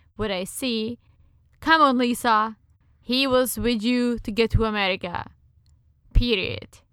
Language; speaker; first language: English; non-native, fluent; Czech